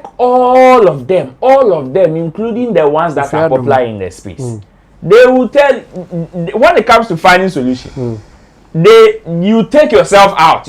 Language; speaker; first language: English; non-native, local second language; Akan